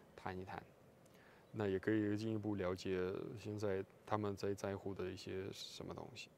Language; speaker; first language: Chinese; non-native, fluent; Russian